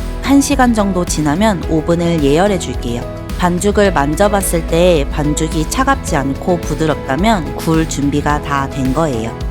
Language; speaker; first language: Korean; native; Korean